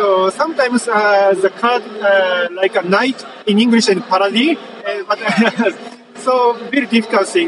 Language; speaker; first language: English; non-native, learner; Japanese